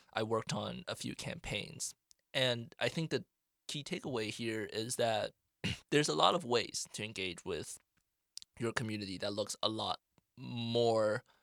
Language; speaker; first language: English; non-native, fluent; Chinese